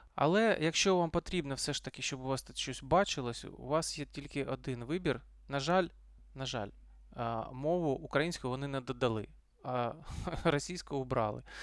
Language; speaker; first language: Ukrainian; non-native, local second language; Russian